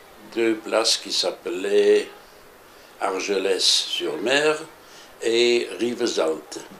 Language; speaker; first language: French; early bilingual, other home language; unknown